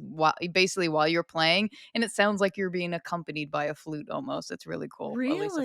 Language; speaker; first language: English; native; English